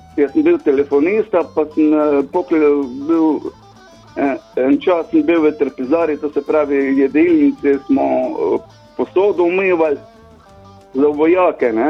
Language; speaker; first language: Slovenian; native; Slovenian